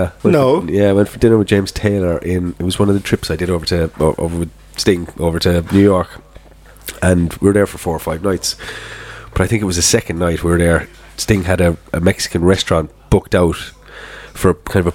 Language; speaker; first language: English; native; English